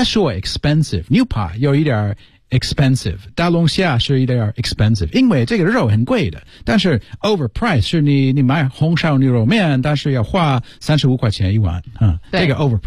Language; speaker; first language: Chinese; non-native, fluent; English